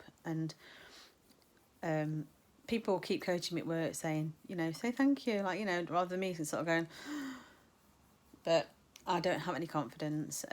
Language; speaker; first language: English; native; English